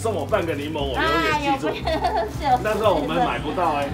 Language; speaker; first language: Chinese; native; Chinese